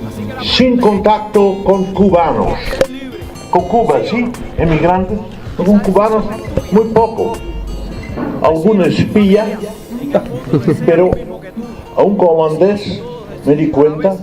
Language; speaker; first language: Spanish; non-native, fluent; Dutch